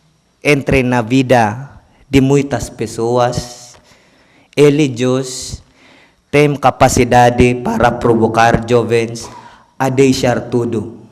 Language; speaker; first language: Portuguese; non-native, learner; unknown